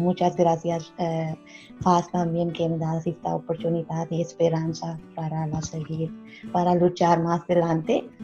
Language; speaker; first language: Spanish; non-native, learner; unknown